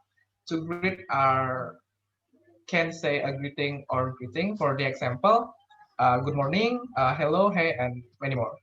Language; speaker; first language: English; non-native, learner; Indonesian